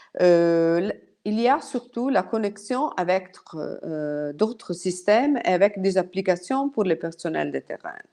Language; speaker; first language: French; non-native, fluent; Italian